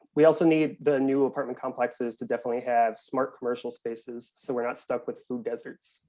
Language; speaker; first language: English; native; English